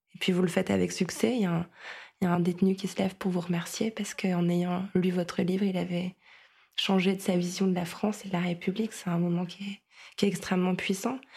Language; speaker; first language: French; native; French